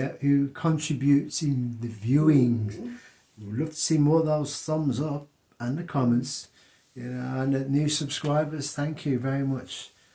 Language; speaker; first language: English; native; English